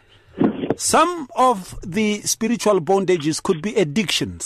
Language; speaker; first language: English; non-native, local second language; Northern Sotho